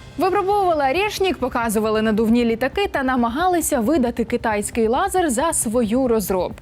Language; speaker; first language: Ukrainian; native; Ukrainian